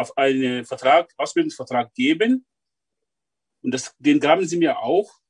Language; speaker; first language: German; non-native, fluent; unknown